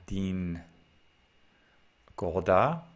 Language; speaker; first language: Russian; non-native, learner; English